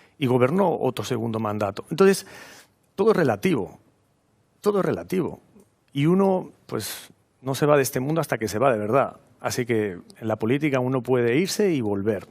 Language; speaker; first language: Spanish; native; Spanish